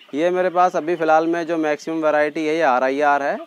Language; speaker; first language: Hindi; native; Hindi